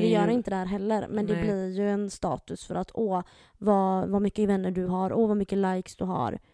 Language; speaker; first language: Swedish; native; Swedish